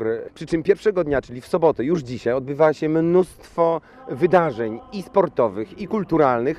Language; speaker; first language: Polish; native; Polish